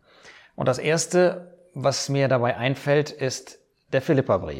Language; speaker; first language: German; native; German